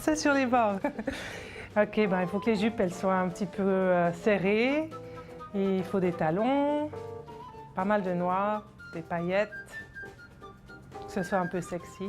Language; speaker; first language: French; native; French